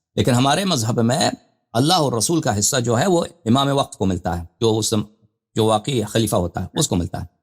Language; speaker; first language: Urdu; non-native, fluent; Persian